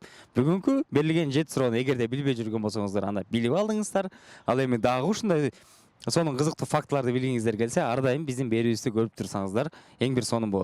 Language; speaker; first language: Kyrgyz; native; Kyrgyz